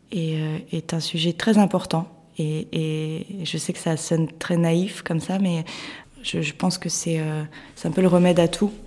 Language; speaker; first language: French; early bilingual, other home language; Russian